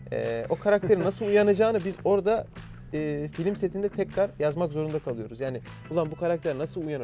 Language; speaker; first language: Turkish; native; Turkish